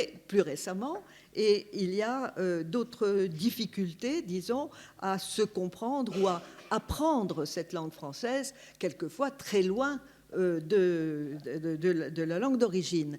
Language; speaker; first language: French; native; French